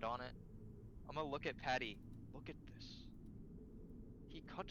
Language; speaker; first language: English; native; English